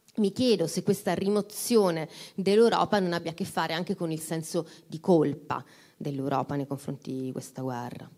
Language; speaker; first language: Italian; native; Italian